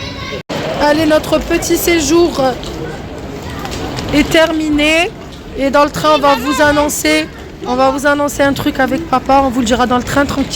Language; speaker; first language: French; native; French